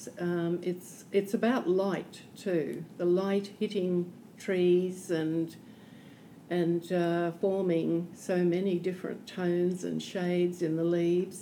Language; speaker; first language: English; native; English